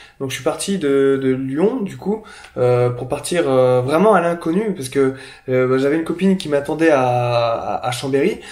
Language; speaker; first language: French; native; French